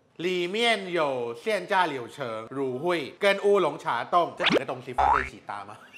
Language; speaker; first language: Chinese; non-native, fluent; Thai